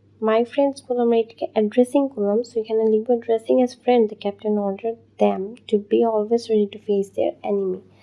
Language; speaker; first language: English; non-native, local second language; Bangla